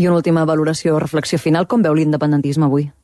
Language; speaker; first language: Catalan; native; Catalan